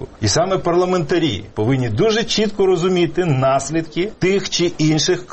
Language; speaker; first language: Ukrainian; native; Ukrainian